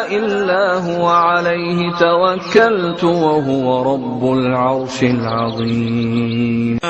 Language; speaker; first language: Arabic; native; Arabic